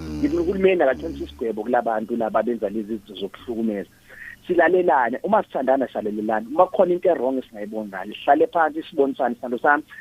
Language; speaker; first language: Zulu; native; Zulu